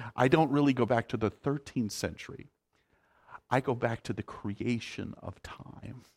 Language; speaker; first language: English; native; English